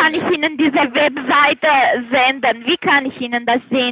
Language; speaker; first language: German; non-native, learner; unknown